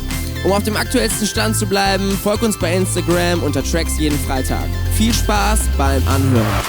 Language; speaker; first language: German; native; German